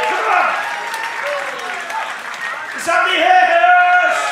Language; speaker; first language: English; native; English